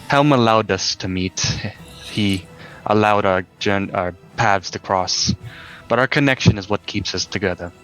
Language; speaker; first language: English; native; English